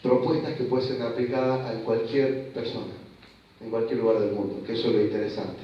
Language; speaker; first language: Spanish; native; Spanish